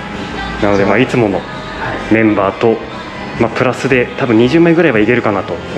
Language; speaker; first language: Japanese; native; Japanese